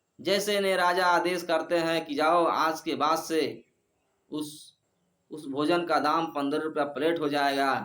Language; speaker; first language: Hindi; native; Hindi